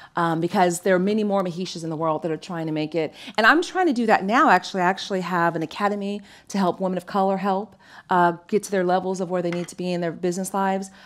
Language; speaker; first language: English; native; English